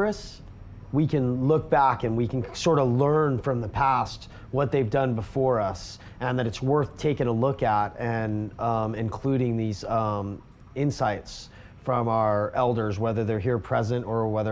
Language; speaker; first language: English; native; English